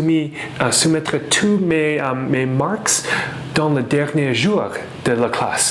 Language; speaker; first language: French; non-native, fluent; English